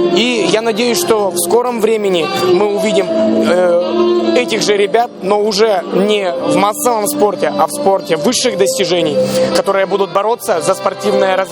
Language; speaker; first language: Russian; native; Russian